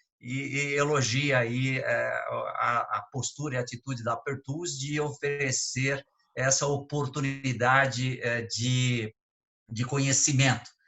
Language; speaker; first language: Portuguese; native; Portuguese